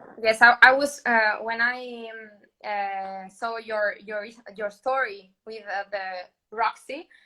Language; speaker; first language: English; non-native, learner; Spanish